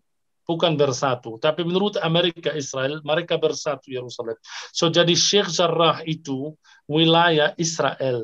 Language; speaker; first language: Indonesian; non-native, fluent; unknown